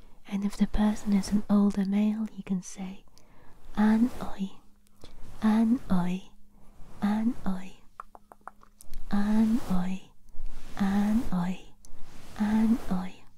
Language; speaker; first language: English; native; English